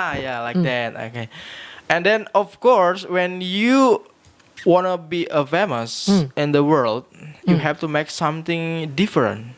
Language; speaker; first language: English; non-native, learner; Indonesian